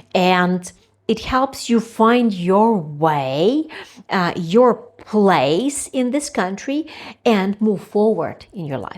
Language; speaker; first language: English; non-native, fluent; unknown